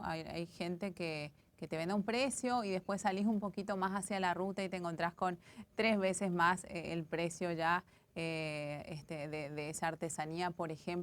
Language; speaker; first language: Spanish; native; Spanish